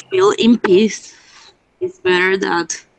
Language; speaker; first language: English; non-native, learner; Spanish